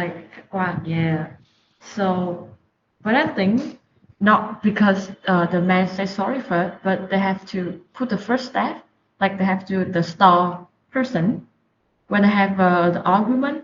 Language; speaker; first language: English; non-native, learner; Vietnamese